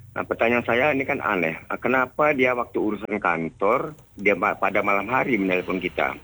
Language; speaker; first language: Indonesian; native; Indonesian